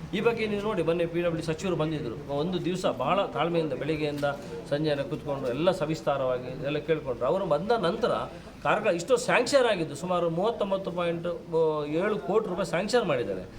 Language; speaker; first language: Kannada; non-native, local second language; Tulu